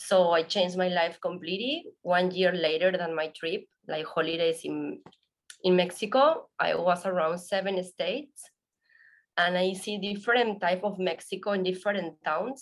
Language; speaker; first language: English; non-native, learner; Spanish